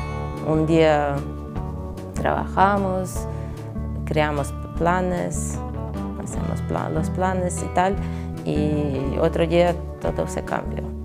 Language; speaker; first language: Spanish; non-native, fluent; Ukrainian